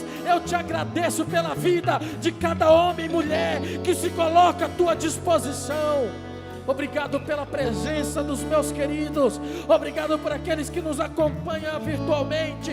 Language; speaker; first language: Portuguese; native; Portuguese